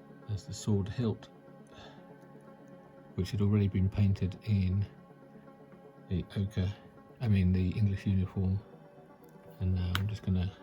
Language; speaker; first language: English; native; English